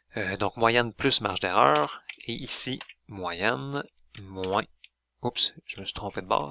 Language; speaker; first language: French; native; French